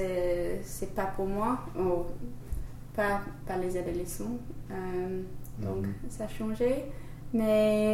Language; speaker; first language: French; non-native, learner; English